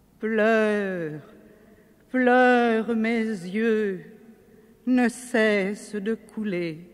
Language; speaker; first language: French; native; French